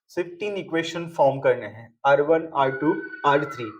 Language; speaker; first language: Hindi; non-native, local second language; Marathi